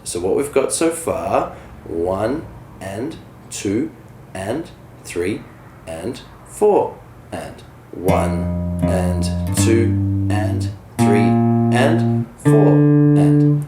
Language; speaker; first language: English; native; English